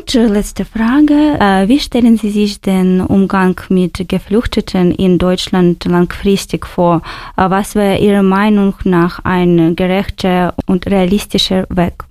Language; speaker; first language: German; non-native, fluent; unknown